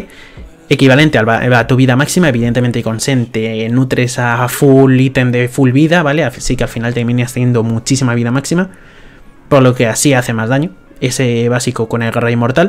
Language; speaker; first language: Spanish; native; Spanish